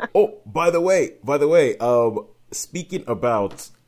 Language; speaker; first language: English; non-native, local second language; Yoruba